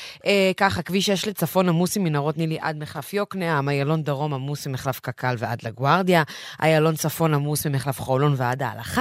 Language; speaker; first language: Hebrew; native; Hebrew